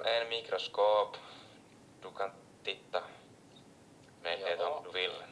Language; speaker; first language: Swedish; non-native, local second language; Finnish